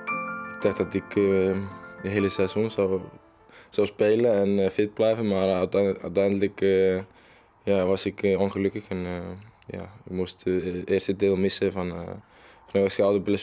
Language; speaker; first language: Dutch; non-native, learner; Icelandic